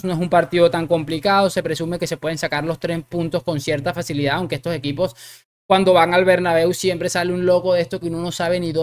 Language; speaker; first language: Spanish; native; Spanish